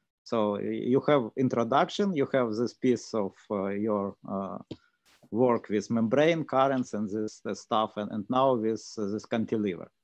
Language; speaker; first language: English; non-native, fluent; Russian